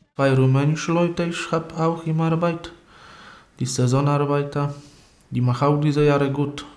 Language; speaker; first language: German; non-native, learner; Polish